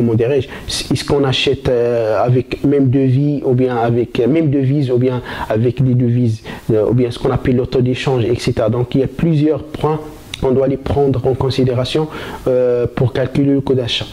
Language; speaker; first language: French; non-native, local second language; Arabic